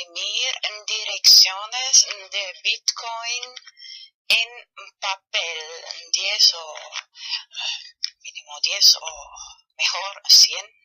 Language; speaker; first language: Spanish; non-native, fluent; German